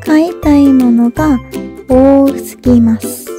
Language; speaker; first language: Japanese; non-native, learner; Korean